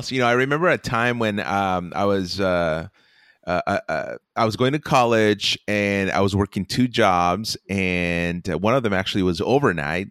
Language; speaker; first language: English; early bilingual, other home language; Spanish